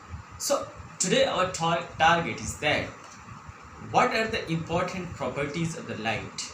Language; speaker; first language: English; non-native, local second language; Hindi